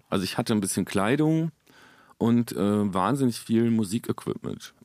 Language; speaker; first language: German; native; German